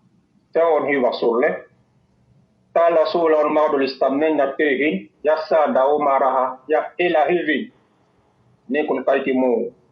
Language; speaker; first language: Finnish; non-native, learner; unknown